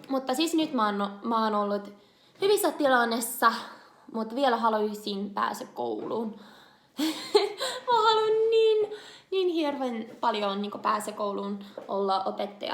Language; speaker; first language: Finnish; non-native, learner; English